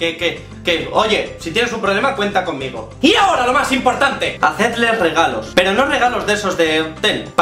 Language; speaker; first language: Spanish; native; Spanish